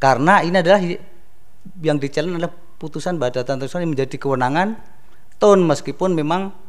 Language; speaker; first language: Indonesian; native; Indonesian